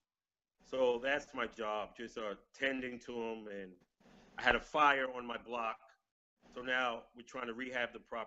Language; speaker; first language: English; native; English